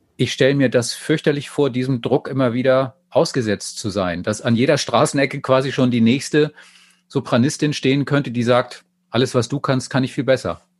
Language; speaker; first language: German; native; German